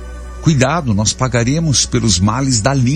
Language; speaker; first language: Portuguese; native; Portuguese